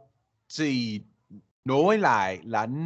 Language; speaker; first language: Vietnamese; non-native, learner; English